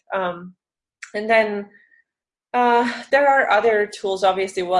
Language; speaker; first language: English; non-native, fluent; Estonian